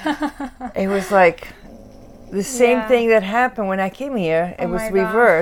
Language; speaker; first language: English; early bilingual, other home language; Italian